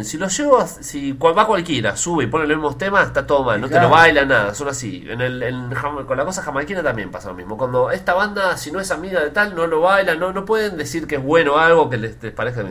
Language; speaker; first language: Spanish; native; Spanish